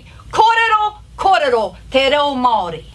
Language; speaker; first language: Māori; non-native, local second language; English